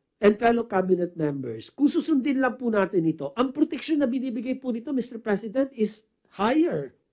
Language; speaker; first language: Filipino; native; Filipino